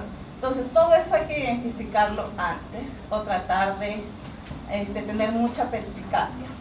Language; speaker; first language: Spanish; native; Spanish